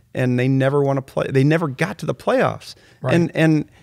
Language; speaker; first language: English; native; English